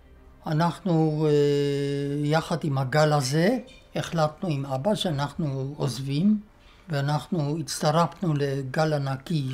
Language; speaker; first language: Hebrew; non-native, fluent; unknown